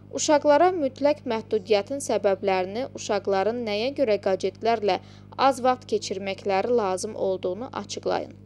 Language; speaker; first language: Azerbaijani; non-native, local second language; Georgian